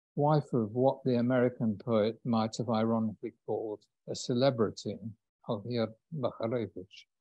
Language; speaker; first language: English; native; English